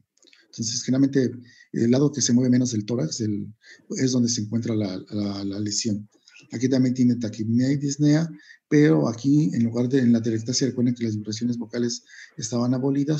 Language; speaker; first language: Spanish; native; Spanish